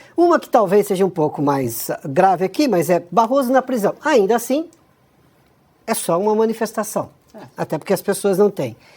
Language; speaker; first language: Portuguese; native; Portuguese